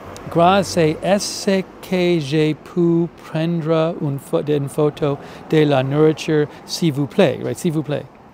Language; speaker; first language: French; non-native, learner; English